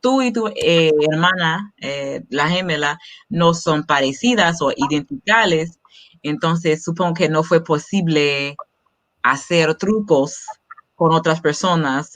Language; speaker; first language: Spanish; non-native, learner; English